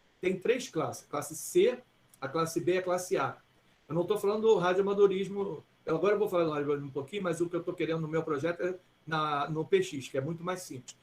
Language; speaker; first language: Portuguese; early bilingual, other home language; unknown